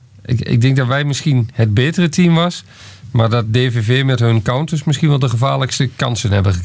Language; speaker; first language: Dutch; native; Dutch